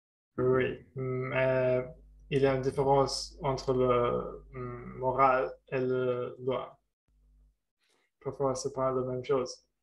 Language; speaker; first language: French; non-native, learner; German